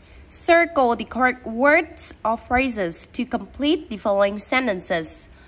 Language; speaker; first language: English; non-native, fluent; Vietnamese